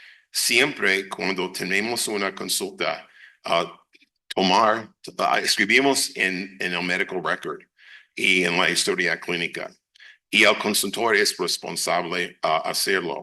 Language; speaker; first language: Spanish; non-native, fluent; English